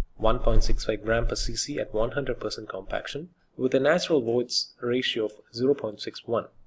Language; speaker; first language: English; non-native, local second language; Malayalam